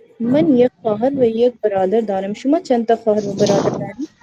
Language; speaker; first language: Persian; non-native, learner; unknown